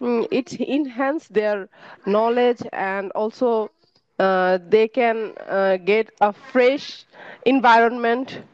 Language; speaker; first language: English; non-native, learner; Bangla